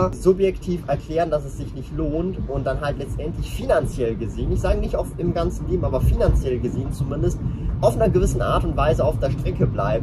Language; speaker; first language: German; native; German